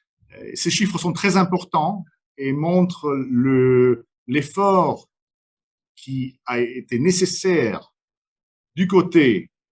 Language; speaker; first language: French; non-native, fluent; Romanian